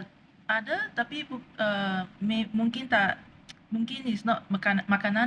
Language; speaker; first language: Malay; non-native, local second language; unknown